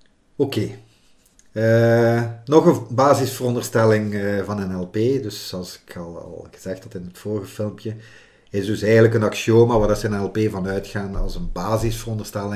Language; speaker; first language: Dutch; native; Dutch